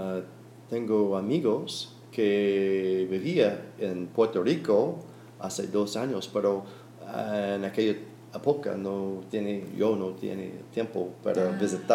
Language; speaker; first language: Spanish; non-native, learner; English